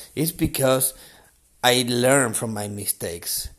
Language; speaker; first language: English; non-native, fluent; Spanish